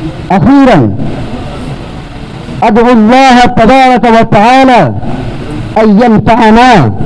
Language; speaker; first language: Arabic; non-native, fluent; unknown